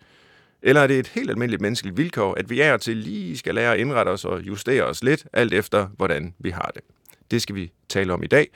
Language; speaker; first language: Danish; native; Danish